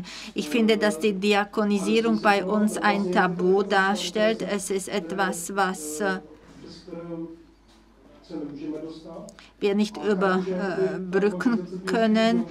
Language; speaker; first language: German; non-native, fluent; Czech